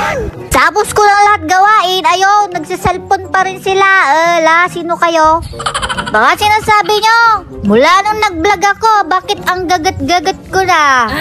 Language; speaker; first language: Filipino; non-native, local second language; Iloko